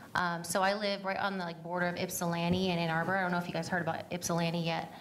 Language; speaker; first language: English; native; English